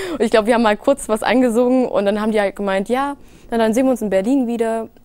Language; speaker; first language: German; early bilingual, other home language; English